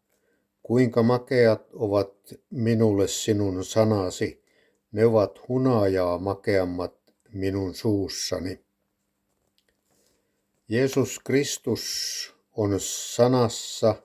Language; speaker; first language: Finnish; native; Finnish